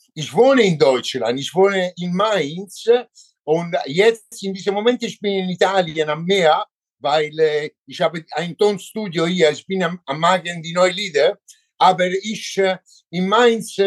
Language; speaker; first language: German; non-native, learner; Italian